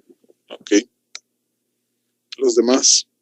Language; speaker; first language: Spanish; native; Spanish